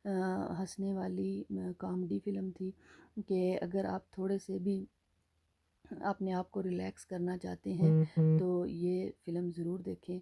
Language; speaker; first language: Urdu; native; Urdu